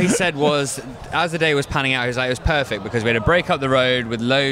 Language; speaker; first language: English; native; English